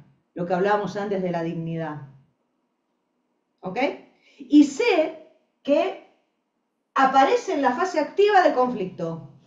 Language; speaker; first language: Spanish; native; Spanish